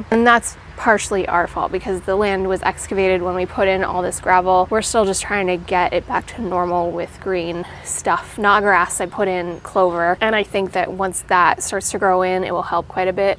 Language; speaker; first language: English; native; English